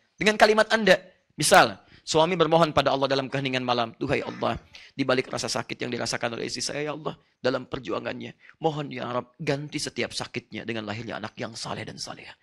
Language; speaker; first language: Indonesian; non-native, fluent; Arabic